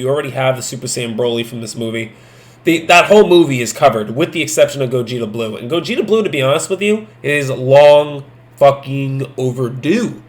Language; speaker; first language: English; native; English